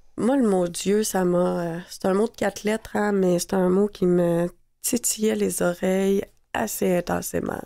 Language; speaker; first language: French; native; French